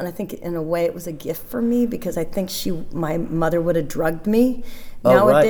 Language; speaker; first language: English; native; English